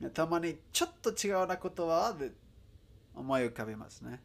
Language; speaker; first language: Japanese; non-native, learner; Spanish